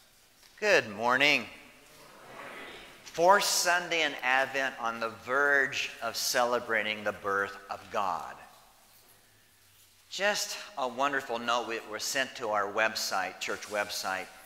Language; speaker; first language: English; native; English